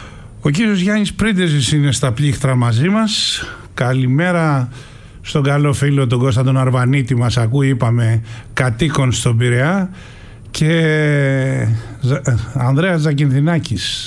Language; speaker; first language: Greek; native; Greek